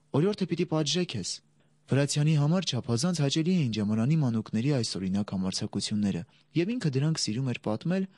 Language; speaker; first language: Armenian; native; Armenian